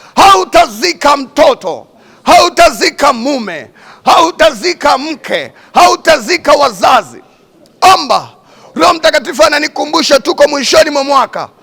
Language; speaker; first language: Swahili; non-native, local second language; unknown